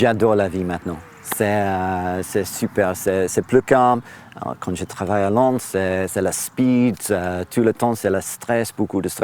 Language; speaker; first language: French; non-native, learner; English